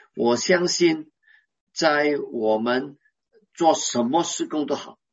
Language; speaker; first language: Chinese; non-native, local second language; Hakka Chinese